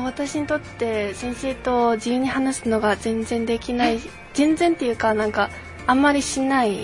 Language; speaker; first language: Japanese; non-native, fluent; Mongolian